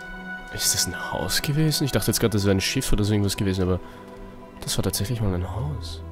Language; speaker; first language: German; native; German